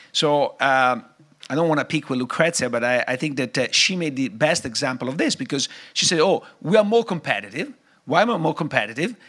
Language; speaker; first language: English; non-native, fluent; Italian